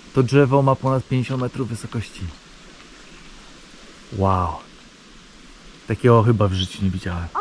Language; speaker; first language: Polish; native; Polish